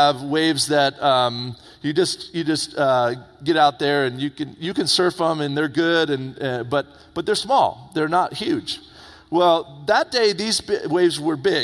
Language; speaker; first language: English; native; English